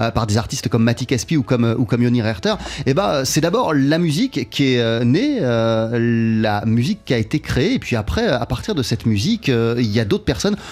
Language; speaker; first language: French; native; French